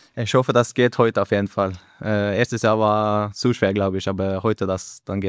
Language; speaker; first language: German; non-native, learner; Norwegian